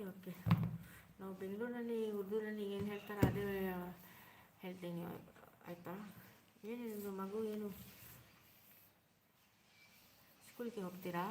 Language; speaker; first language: Kannada; non-native, local second language; Urdu